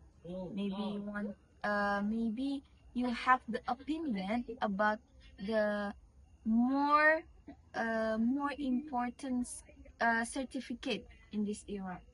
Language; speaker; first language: English; non-native, learner; Indonesian